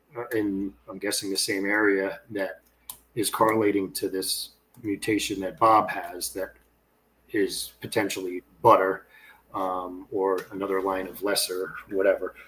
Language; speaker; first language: English; native; English